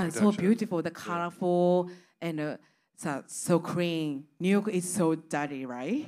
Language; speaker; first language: English; non-native, learner; Japanese